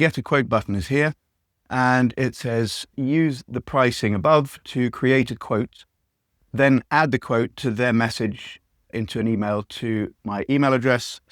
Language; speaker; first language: English; native; English